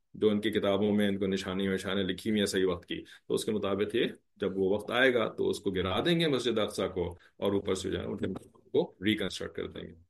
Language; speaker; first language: Hindi; native; Hindi